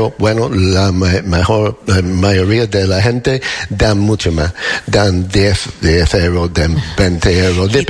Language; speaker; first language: Spanish; non-native, learner; English